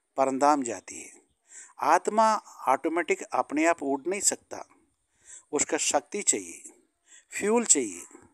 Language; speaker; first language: Hindi; non-native, local second language; Tamil